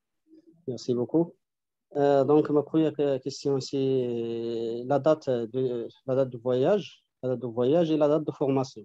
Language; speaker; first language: French; non-native, learner; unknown